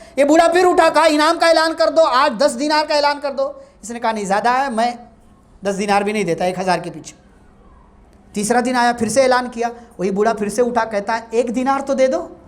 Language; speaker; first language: Urdu; native; Urdu